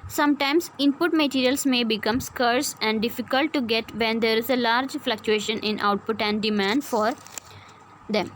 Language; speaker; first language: English; non-native, local second language; Malayalam